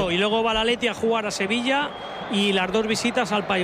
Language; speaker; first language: Spanish; native; Spanish